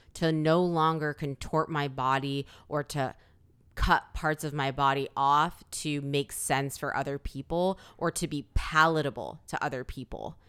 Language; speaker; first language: English; early bilingual, other home language; Korean